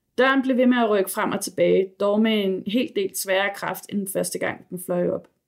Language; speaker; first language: Danish; native; Danish